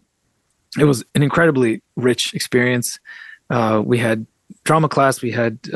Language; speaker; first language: English; early bilingual, other home language; Russian